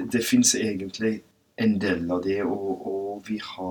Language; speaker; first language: Norwegian; non-native, fluent; English